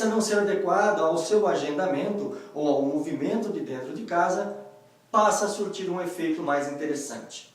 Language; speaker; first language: Portuguese; native; Portuguese